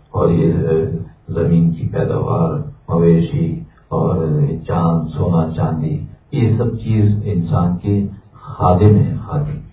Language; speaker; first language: Urdu; native; Urdu